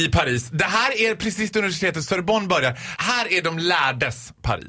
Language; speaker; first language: Swedish; native; Swedish